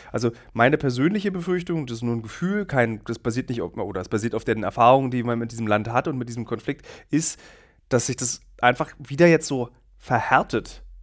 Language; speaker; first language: German; native; German